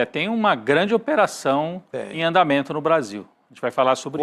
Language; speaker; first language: Portuguese; native; Portuguese